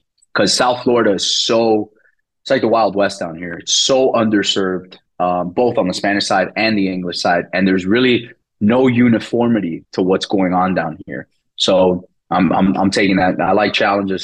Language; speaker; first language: English; early bilingual, other home language; Spanish